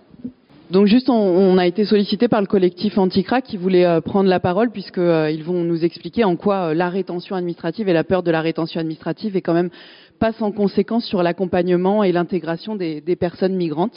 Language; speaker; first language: French; native; French